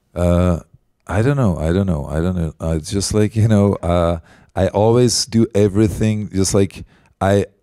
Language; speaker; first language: English; non-native, fluent; Czech